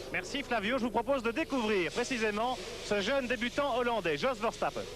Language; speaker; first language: French; native; French